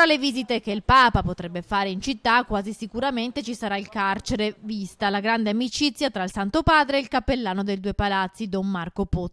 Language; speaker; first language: Italian; native; Italian